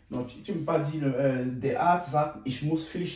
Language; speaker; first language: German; non-native, fluent; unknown